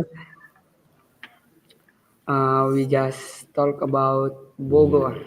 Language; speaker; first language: English; non-native, learner; Indonesian